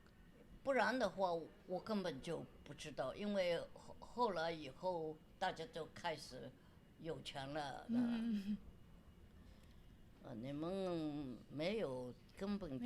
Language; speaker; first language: Chinese; non-native, local second language; Wu Chinese